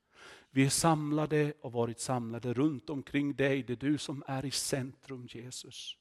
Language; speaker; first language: Swedish; non-native, fluent; Finnish